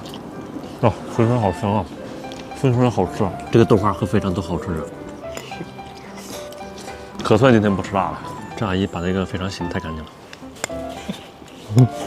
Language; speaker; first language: Chinese; native; Chinese